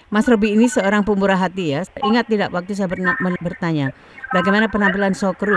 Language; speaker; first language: Indonesian; native; Indonesian